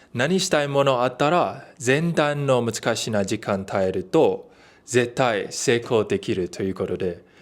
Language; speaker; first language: Japanese; non-native, learner; English